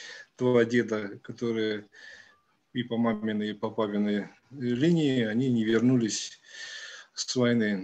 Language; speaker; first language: Russian; native; Russian